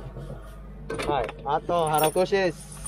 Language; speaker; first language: Japanese; non-native, learner; Cebuano